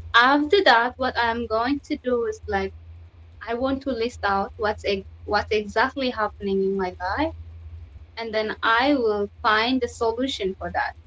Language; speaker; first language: English; non-native, fluent; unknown